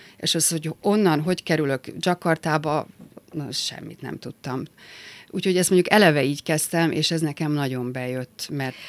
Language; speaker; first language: Hungarian; native; Hungarian